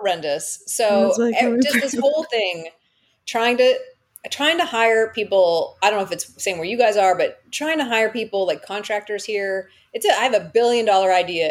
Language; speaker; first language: English; native; English